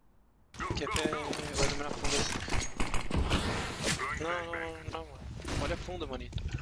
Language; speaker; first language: Portuguese; native; Portuguese